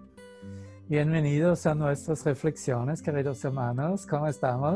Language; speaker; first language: Spanish; non-native, fluent; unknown